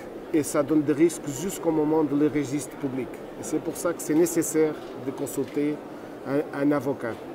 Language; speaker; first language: French; non-native, fluent; Portuguese